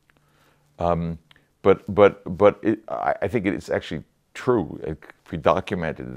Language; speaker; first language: English; native; English